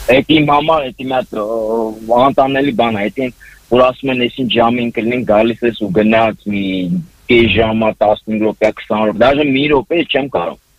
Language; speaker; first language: Armenian; native; Armenian